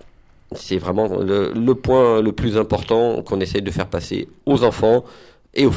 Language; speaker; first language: French; native; French